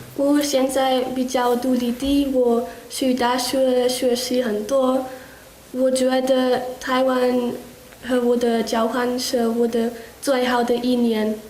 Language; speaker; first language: Chinese; non-native, learner; German